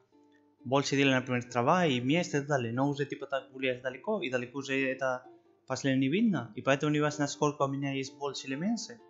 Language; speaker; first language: Russian; non-native, learner; Spanish